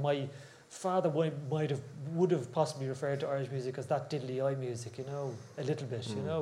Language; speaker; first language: English; native; English